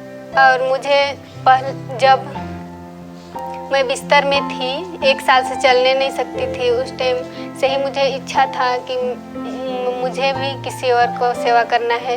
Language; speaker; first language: Hindi; non-native, local second language; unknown